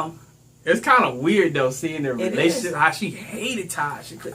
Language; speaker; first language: English; native; English